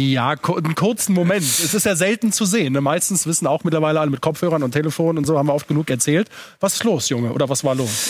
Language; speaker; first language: German; native; German